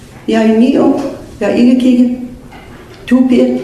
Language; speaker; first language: Danish; non-native, learner; Arabic